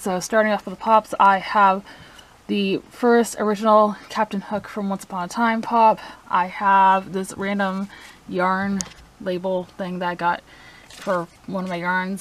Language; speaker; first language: English; native; English